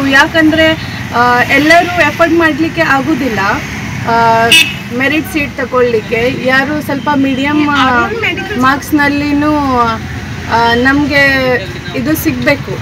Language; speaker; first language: Kannada; non-native, local second language; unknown